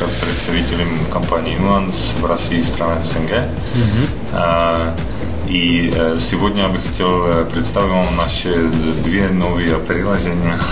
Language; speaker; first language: Russian; non-native, fluent; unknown